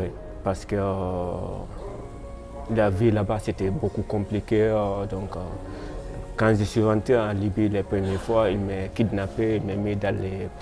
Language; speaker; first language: French; non-native, learner; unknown